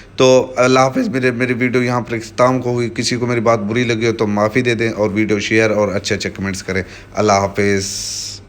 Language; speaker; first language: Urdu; non-native, local second language; Saraiki